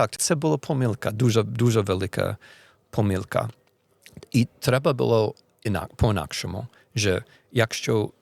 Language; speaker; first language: Ukrainian; non-native, learner; Polish